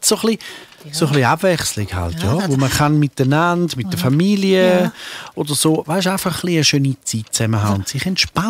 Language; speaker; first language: German; native; German